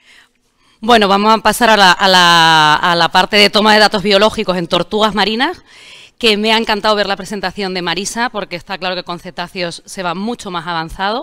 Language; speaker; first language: Spanish; native; Spanish